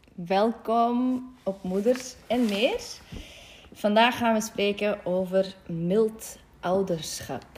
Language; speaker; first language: Dutch; non-native, fluent; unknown